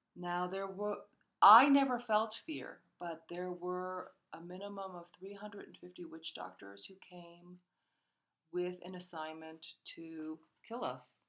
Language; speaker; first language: English; early bilingual, other home language; Korean